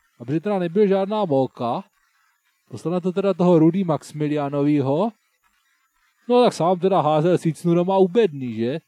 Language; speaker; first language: Czech; native; Czech